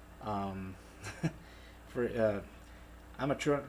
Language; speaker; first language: English; native; English